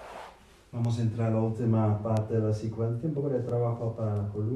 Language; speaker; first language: Spanish; non-native, fluent; English